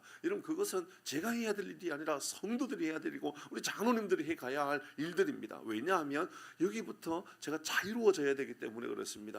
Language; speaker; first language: Korean; native; Korean